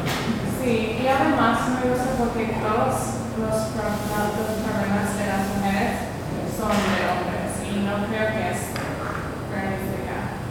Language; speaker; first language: Spanish; non-native, learner; English